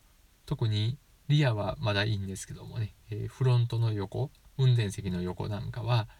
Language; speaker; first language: Japanese; native; Japanese